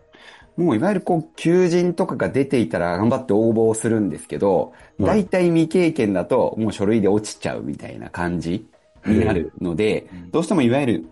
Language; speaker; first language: Japanese; native; Japanese